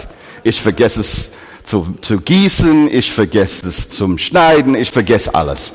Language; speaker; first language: German; non-native, fluent; English